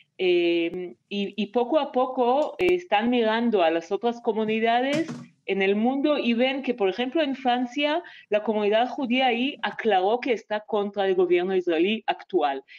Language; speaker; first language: Spanish; non-native, fluent; Hebrew